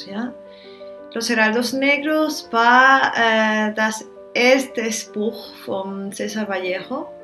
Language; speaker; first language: German; non-native, learner; Spanish